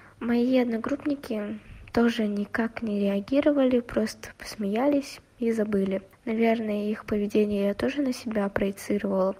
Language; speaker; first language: Russian; native; Russian